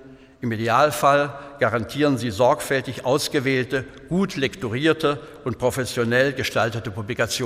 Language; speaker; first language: German; native; German